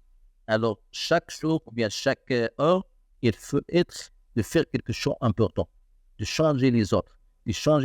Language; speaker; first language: French; non-native, learner; Arabic